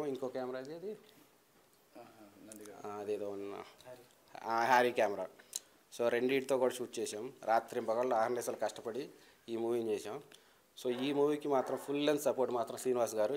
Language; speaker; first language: Telugu; native; Telugu